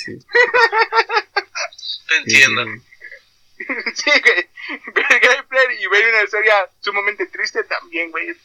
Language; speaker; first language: Spanish; native; Spanish